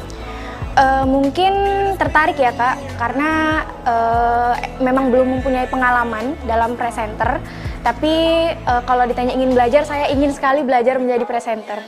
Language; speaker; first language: Indonesian; native; Indonesian